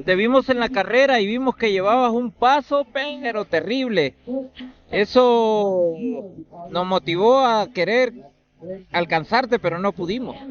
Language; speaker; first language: Spanish; native; Spanish